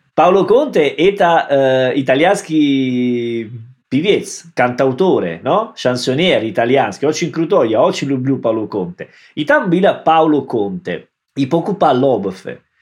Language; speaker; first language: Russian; non-native, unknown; Italian